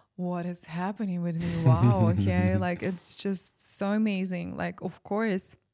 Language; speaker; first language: English; non-native, fluent; Ukrainian